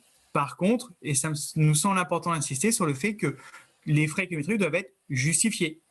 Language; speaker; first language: French; native; French